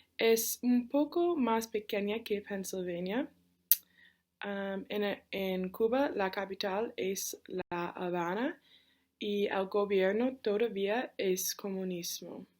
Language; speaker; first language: Spanish; non-native, learner; English